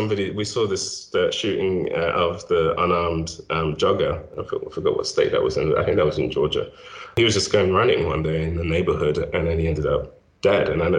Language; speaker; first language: English; native; English